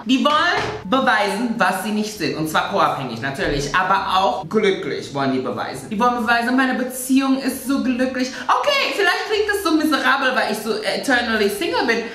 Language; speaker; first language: German; native; German